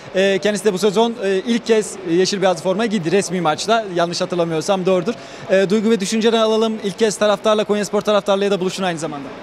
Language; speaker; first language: Turkish; native; Turkish